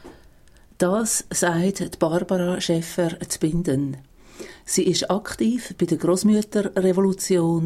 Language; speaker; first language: German; native; German